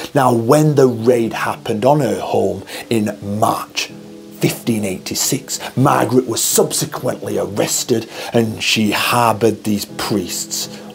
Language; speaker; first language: English; native; English